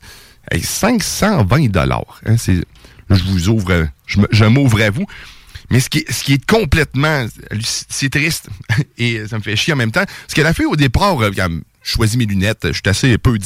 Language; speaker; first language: French; native; French